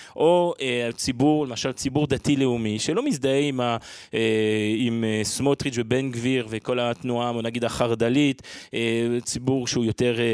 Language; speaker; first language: Hebrew; non-native, fluent; French